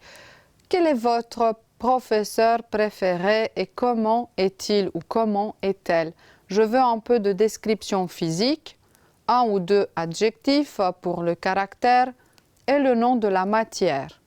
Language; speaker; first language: French; non-native, fluent; Romanian